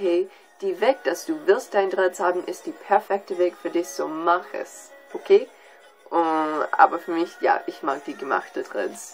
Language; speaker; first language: German; non-native, learner; English